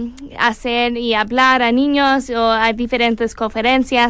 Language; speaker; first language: Spanish; non-native, learner; English